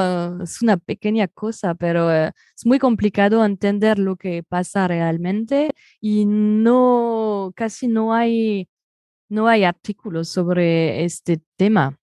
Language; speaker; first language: Spanish; non-native, fluent; French